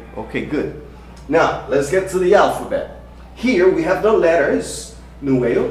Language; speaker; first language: English; non-native, fluent; Haitian Creole